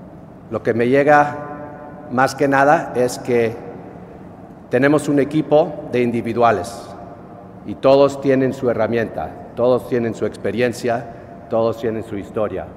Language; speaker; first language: Spanish; non-native, fluent; English